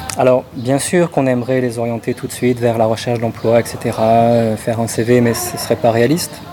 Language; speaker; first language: French; native; French